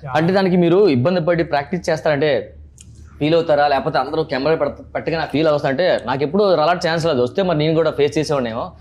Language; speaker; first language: Telugu; native; Telugu